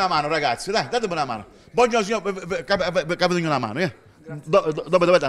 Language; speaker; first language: Italian; native; Italian